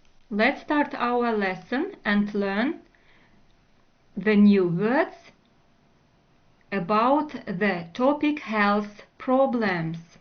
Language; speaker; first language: English; non-native, fluent; Ukrainian